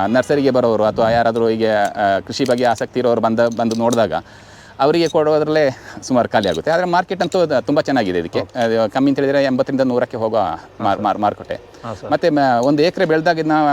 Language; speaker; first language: Kannada; native; Kannada